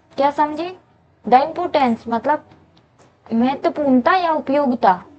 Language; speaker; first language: Hindi; native; Hindi